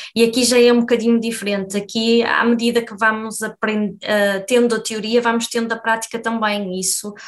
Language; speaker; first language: Portuguese; native; Portuguese